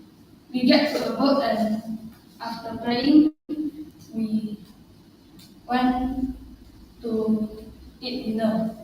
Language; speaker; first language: English; non-native, learner; Indonesian